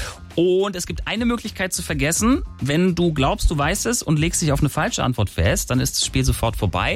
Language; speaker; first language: German; native; German